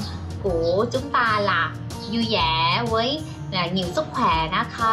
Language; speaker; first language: Vietnamese; non-native, learner; Thai